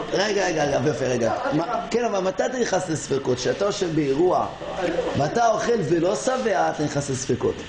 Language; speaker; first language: Hebrew; native; Hebrew